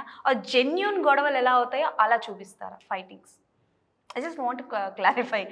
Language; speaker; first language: Telugu; native; Telugu